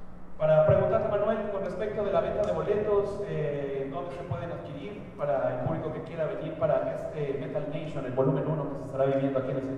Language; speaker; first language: Spanish; native; Spanish